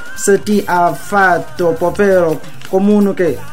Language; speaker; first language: Italian; non-native, fluent; Wolof